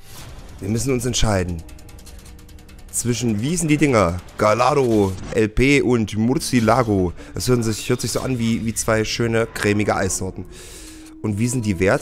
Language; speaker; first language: German; native; German